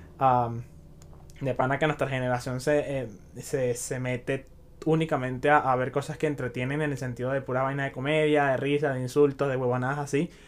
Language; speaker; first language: Spanish; native; Spanish